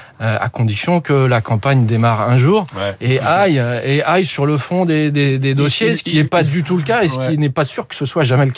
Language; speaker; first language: French; native; French